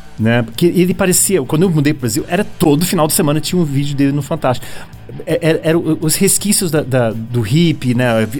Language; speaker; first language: Portuguese; early bilingual, other home language; English